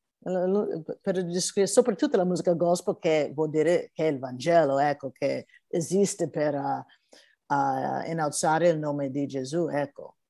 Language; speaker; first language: Italian; non-native, fluent; English